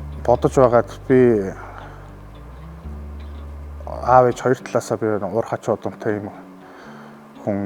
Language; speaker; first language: Mongolian; native; Mongolian